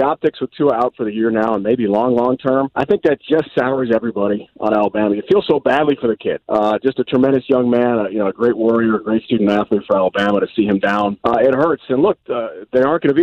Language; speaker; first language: English; native; English